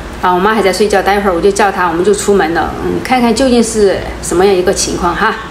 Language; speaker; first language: Chinese; native; Chinese